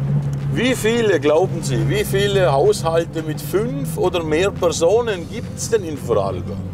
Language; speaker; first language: German; native; German